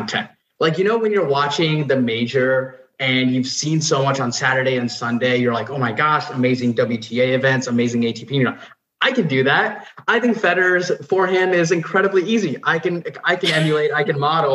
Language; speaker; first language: English; non-native, local second language; Nepali